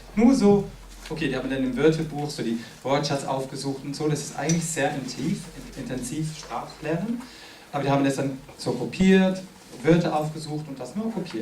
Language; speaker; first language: German; non-native, fluent; French